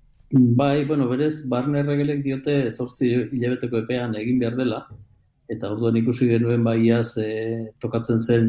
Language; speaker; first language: Basque; native; Basque